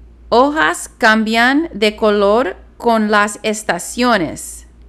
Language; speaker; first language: Spanish; non-native, learner; English